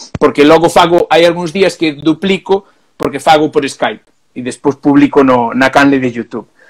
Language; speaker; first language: Galician; non-native, local second language; Spanish